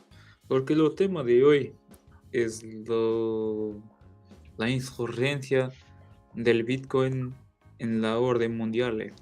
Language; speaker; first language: Spanish; non-native, learner; Portuguese